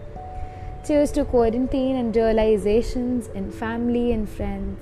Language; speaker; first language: English; non-native, local second language; Hindi